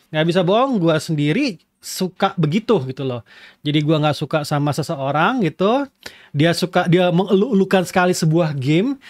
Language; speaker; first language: Indonesian; native; Indonesian